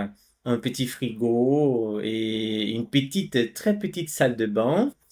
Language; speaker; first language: French; non-native, fluent; Portuguese